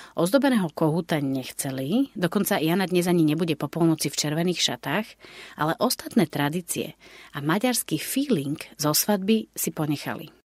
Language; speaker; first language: Slovak; native; Slovak